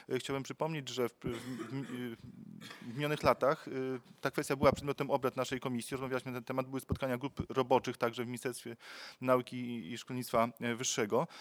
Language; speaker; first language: Polish; native; Polish